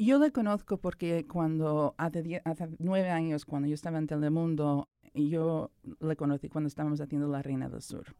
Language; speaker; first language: Spanish; early bilingual, heritage; Spanish